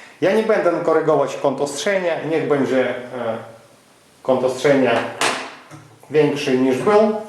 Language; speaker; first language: Polish; non-native, fluent; Ukrainian